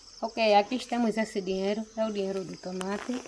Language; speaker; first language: Portuguese; non-native, local second language; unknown